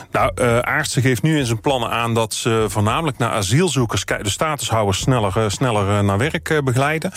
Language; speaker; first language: Dutch; native; Dutch